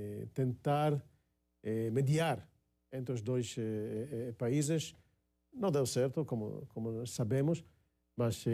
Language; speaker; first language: Portuguese; non-native, fluent; Hebrew